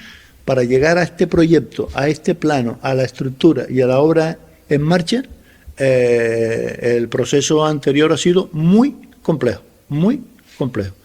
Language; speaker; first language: Spanish; native; Spanish